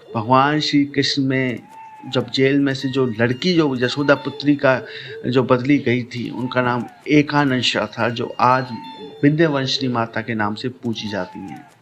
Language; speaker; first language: Hindi; native; Hindi